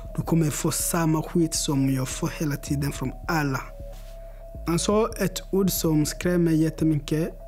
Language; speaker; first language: Swedish; non-native, learner; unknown